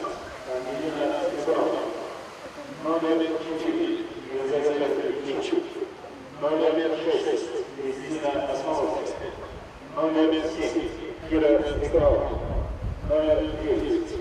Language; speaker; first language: Russian; native; Russian